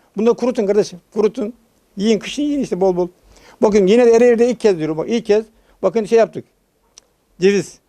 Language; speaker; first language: Turkish; native; Turkish